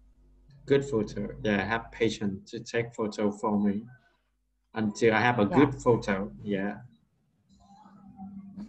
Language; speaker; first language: English; non-native, learner; Vietnamese